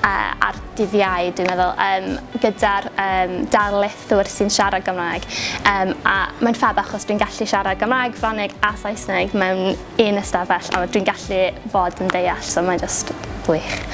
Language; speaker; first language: Welsh; non-native, local second language; English